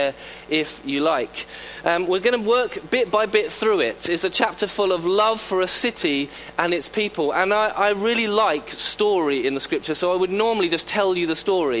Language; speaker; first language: English; native; English